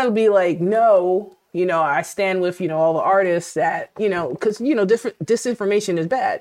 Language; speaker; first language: English; native; English